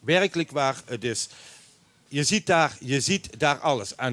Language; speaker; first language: Dutch; native; Dutch